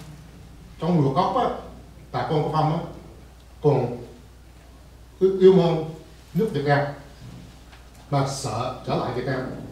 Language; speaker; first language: Vietnamese; early bilingual, heritage; Vietnamese